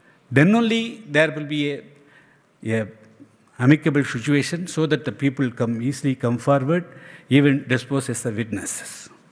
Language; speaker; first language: English; non-native, local second language; Tamil